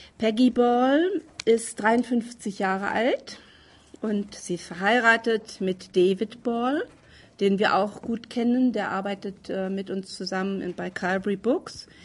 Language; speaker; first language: German; native; German